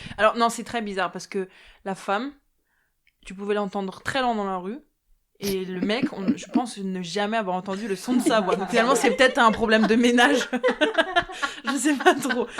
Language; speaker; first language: French; native; French